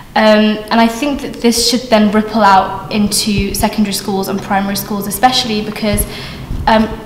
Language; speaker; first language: English; native; English